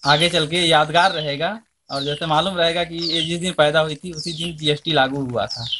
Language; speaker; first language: Hindi; native; Hindi